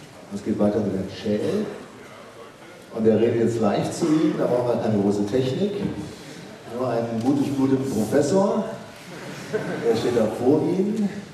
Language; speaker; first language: German; native; German